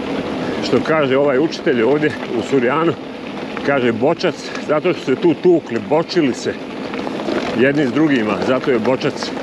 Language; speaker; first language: Croatian; native; Croatian